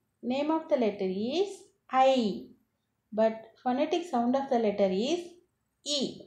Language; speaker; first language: English; non-native, local second language; Tamil